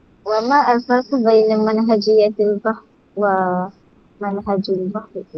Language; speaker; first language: Arabic; non-native, learner; Malay